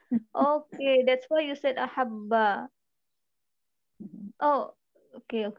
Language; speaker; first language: English; non-native, learner; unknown